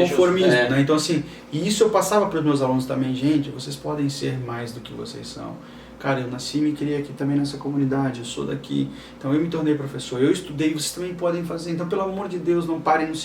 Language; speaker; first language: Portuguese; native; Portuguese